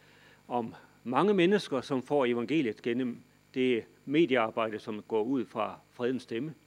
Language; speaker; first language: Danish; native; Danish